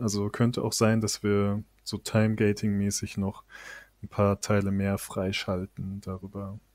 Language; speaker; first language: German; native; German